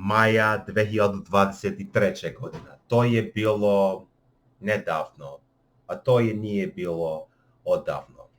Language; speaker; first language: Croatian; non-native, learner; English